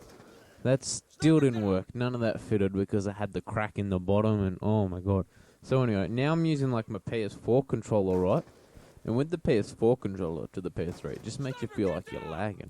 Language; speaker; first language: English; native; English